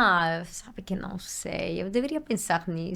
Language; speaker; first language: Portuguese; non-native, fluent; Italian